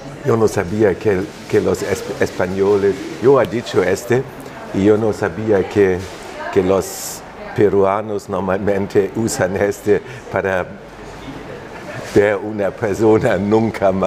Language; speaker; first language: Spanish; non-native, fluent; German